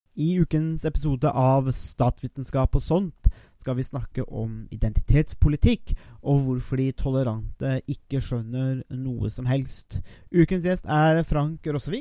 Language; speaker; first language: Norwegian; native; Norwegian